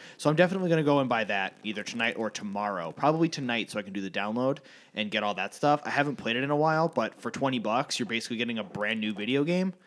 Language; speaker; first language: English; native; English